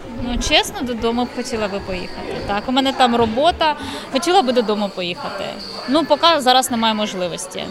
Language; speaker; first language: Polish; non-native, learner; Ukrainian